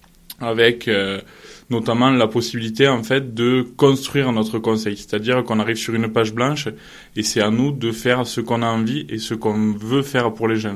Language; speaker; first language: French; native; French